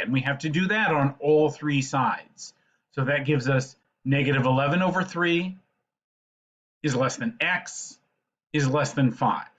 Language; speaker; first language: English; native; English